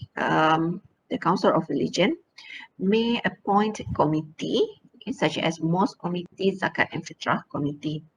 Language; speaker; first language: English; non-native, local second language; Malay